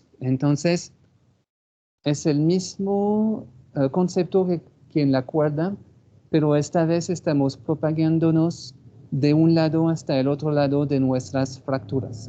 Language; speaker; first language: Spanish; non-native, fluent; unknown